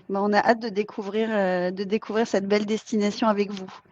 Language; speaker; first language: French; native; French